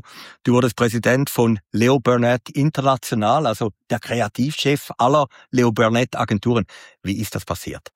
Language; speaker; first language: German; native; German